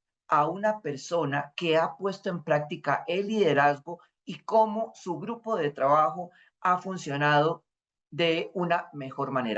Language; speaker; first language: Spanish; native; Spanish